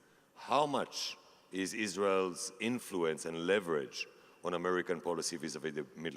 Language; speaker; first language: English; non-native, fluent; Hebrew